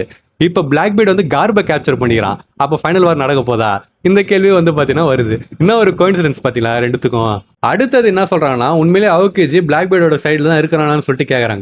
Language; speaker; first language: Tamil; native; Tamil